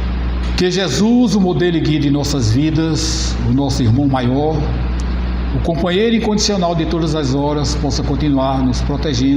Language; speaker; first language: Portuguese; native; Portuguese